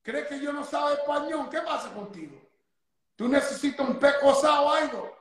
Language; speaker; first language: Spanish; early bilingual, other home language; English